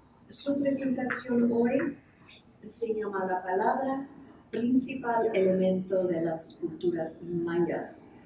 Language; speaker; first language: Spanish; non-native, fluent; English